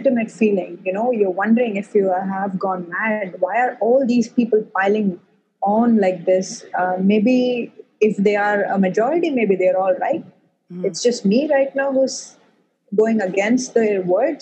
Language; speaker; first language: English; non-native, local second language; Tamil